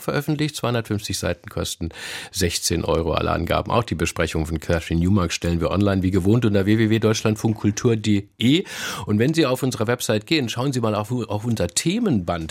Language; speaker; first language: German; native; German